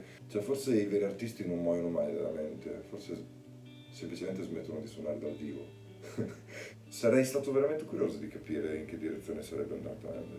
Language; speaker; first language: Italian; native; Italian